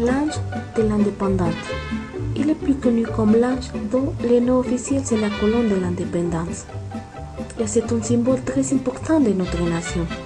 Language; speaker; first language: French; non-native, fluent; Spanish